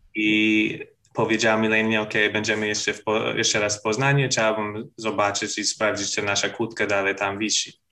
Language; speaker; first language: Polish; non-native, fluent; English